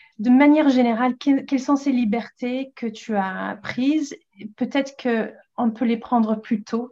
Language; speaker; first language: French; non-native, fluent; English